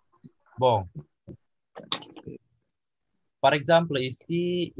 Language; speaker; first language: French; non-native, learner; Indonesian